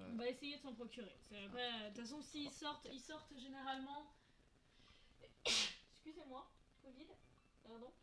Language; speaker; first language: French; native; French